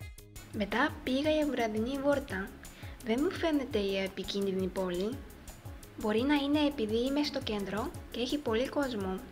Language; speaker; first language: Greek; non-native, fluent; Japanese